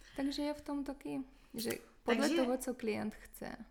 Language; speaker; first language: Czech; non-native, fluent; Ukrainian